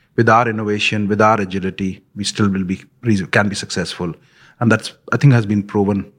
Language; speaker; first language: English; non-native, local second language; Punjabi